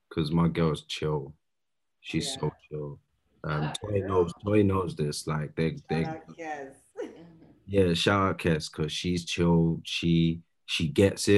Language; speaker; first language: English; native; English